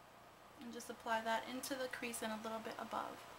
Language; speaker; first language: English; native; English